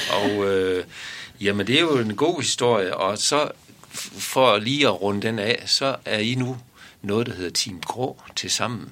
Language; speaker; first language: Danish; native; Danish